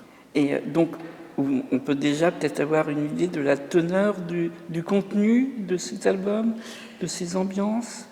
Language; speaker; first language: French; native; French